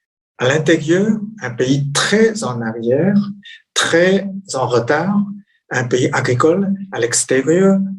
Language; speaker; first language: French; non-native, fluent; Chinese